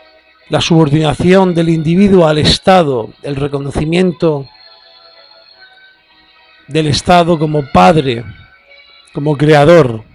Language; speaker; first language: Spanish; native; Spanish